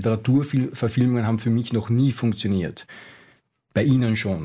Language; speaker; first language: German; native; German